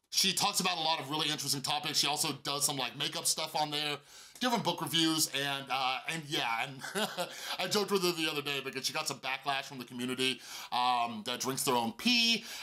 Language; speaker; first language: English; native; English